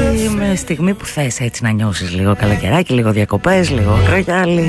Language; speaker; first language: Greek; native; Greek